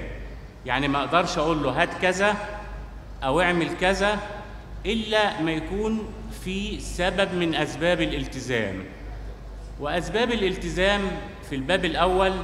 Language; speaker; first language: Arabic; native; Arabic